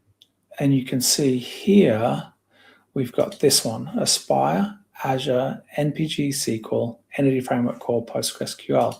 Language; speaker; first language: English; native; English